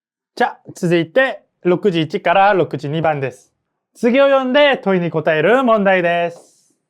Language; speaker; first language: Japanese; non-native, fluent; Korean